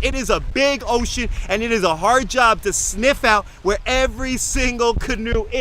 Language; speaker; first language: English; native; English